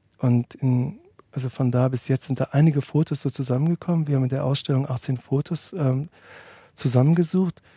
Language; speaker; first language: German; early bilingual, other home language; Turkish